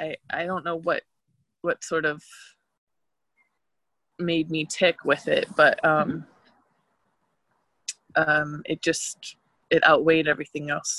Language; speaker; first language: English; native; English